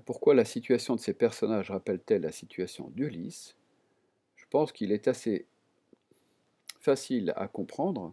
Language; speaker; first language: French; native; French